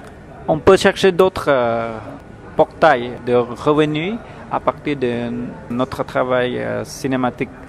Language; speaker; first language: French; non-native, fluent; Khmer